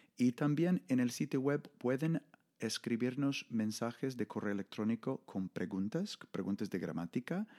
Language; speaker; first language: Spanish; non-native, fluent; English